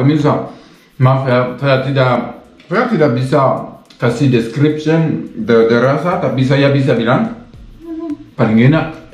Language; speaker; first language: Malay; non-native, learner; Swiss German